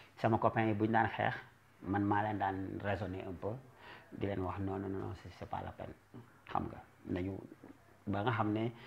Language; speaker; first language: Wolof; native; Wolof